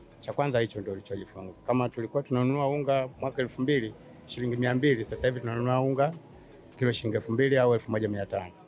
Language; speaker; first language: Swahili; native; Swahili